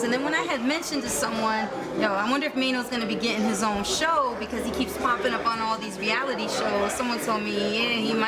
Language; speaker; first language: English; native; English